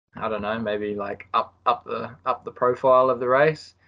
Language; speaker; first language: English; native; English